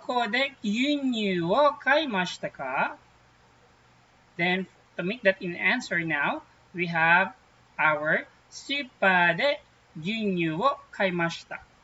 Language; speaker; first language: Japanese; non-native, fluent; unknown